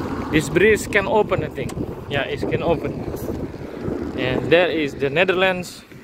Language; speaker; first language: English; non-native, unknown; Indonesian